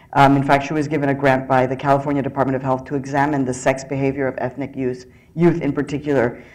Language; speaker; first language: English; early bilingual, other home language; Spanish